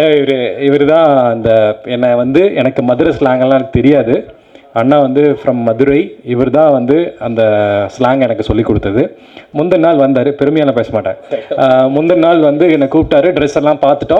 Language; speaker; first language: Tamil; native; Tamil